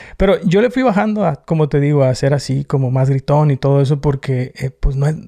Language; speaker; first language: Spanish; native; Spanish